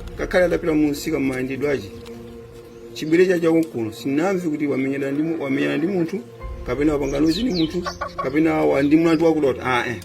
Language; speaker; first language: Nyanja; native; Nyanja